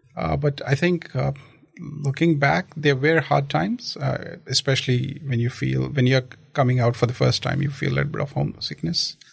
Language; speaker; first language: English; non-native, local second language; Kashmiri